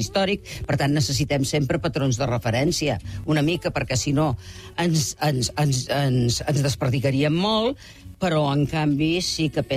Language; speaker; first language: Catalan; native; Catalan